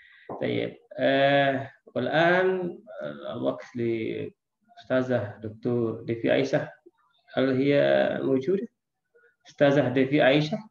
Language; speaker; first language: Arabic; non-native, fluent; Indonesian